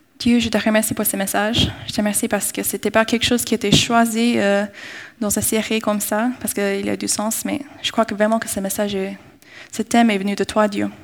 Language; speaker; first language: French; non-native, fluent; English